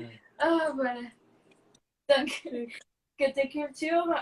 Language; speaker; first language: French; non-native, fluent; Spanish